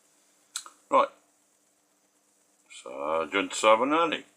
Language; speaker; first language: English; native; English